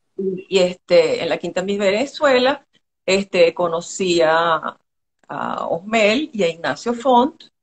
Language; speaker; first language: Spanish; native; Spanish